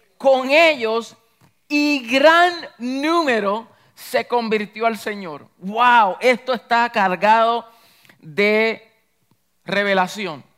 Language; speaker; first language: Spanish; early bilingual, heritage; Spanish